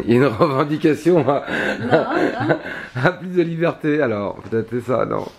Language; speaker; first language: French; native; French